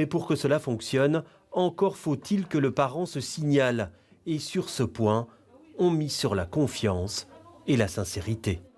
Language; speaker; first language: French; native; French